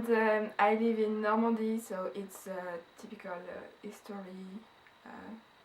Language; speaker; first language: English; non-native, learner; French